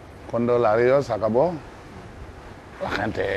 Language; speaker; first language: Spanish; non-native, learner; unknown